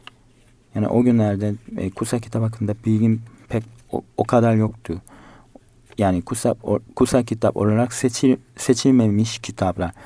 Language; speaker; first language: Turkish; non-native, learner; Korean